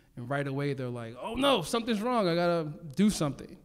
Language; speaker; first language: English; native; English